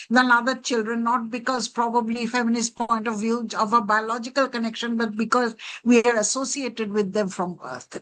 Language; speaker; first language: English; non-native, local second language; Bangla